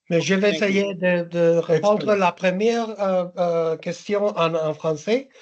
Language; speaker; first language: French; non-native, learner; English